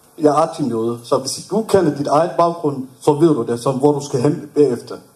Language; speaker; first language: Danish; non-native, fluent; Somali